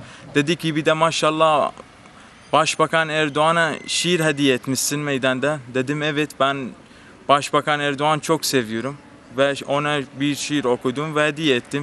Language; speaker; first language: Turkish; non-native, learner; Arabic